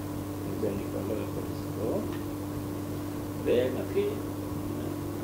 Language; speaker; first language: Hebrew; non-native, fluent; German